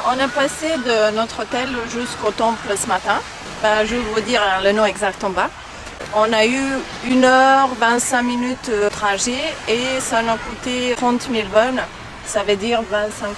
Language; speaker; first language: French; non-native, learner; Croatian